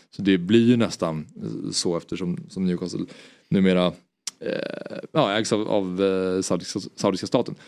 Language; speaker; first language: Swedish; native; Swedish